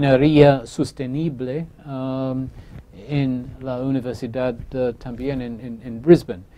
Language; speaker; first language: Spanish; non-native, fluent; English